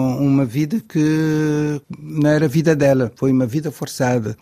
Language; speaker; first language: Portuguese; non-native, local second language; Kabuverdianu